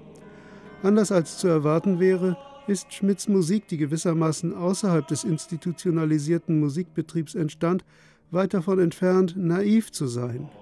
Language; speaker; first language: German; native; German